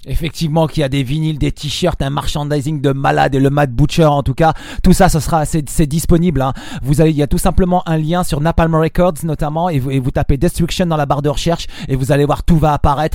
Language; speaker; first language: French; native; French